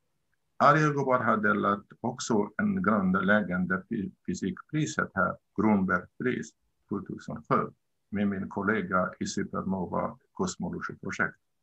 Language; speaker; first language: Swedish; non-native, learner; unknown